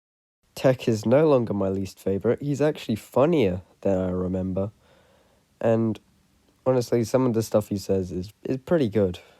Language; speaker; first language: English; native; English